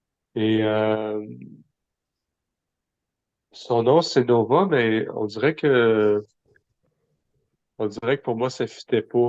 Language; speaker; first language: French; native; French